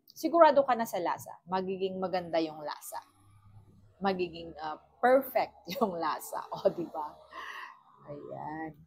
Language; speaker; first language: Filipino; non-native, local second language; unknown